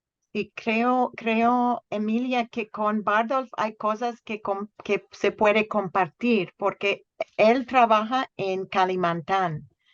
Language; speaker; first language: Spanish; non-native, fluent; English